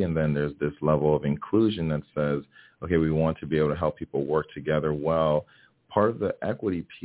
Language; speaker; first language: English; early bilingual, other home language; Haitian Creole